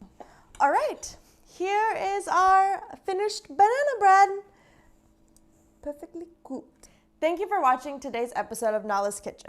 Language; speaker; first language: English; native; English